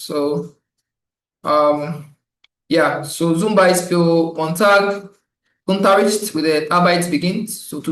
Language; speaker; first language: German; non-native, fluent; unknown